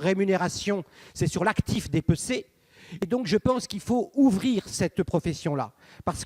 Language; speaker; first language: French; native; French